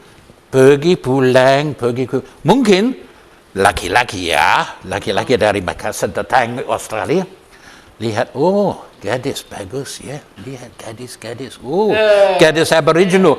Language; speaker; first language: Indonesian; non-native, learner; English